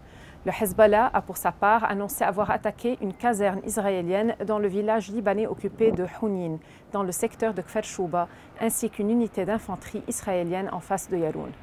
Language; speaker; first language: French; non-native, local second language; Arabic